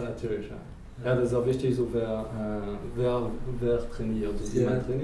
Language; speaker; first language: German; non-native, fluent; French